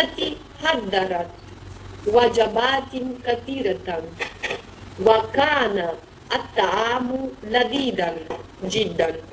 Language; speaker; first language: Arabic; non-native, learner; Italian